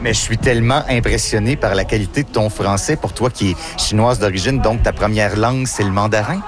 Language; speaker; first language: French; native; French